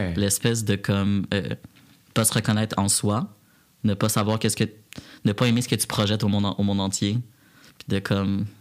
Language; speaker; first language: French; native; French